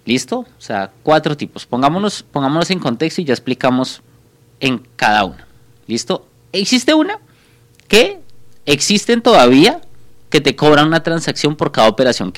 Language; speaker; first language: Spanish; native; Spanish